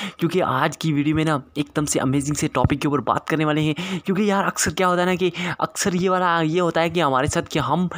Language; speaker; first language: Hindi; native; Hindi